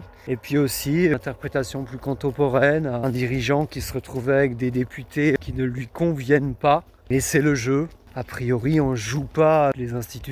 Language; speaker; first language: French; native; French